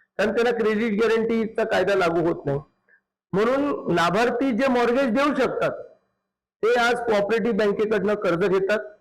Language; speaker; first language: Marathi; native; Marathi